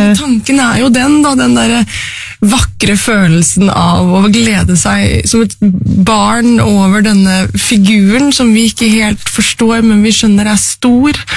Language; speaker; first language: Norwegian; native; Norwegian